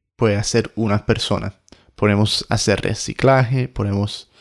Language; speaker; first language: Spanish; non-native, fluent; English